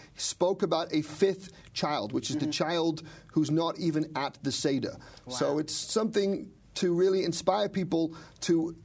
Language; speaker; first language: English; native; English